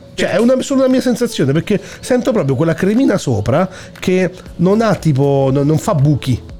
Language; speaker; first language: Italian; native; Italian